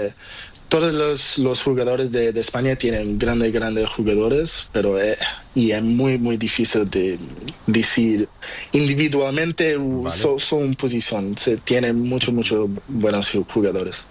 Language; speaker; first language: Spanish; non-native, learner; Portuguese